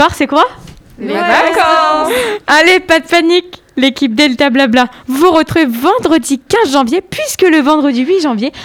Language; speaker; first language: French; native; French